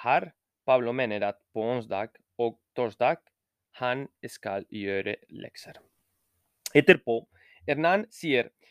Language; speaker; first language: Norwegian; non-native, fluent; Spanish